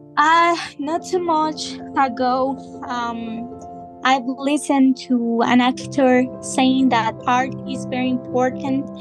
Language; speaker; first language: English; non-native, fluent; Spanish